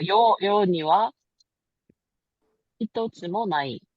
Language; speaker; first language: Japanese; non-native, learner; Korean